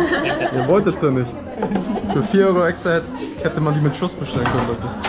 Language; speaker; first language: German; native; German